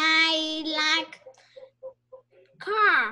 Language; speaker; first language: English; non-native, learner; Vietnamese